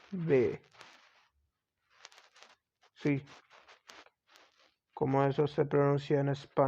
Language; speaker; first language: Spanish; non-native, learner; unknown